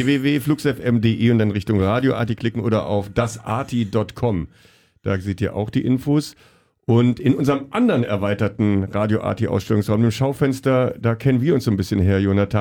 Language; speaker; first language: German; native; German